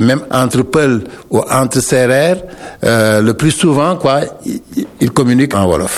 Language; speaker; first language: French; non-native, local second language; Wolof